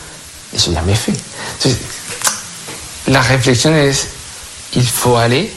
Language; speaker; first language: French; non-native, fluent; Spanish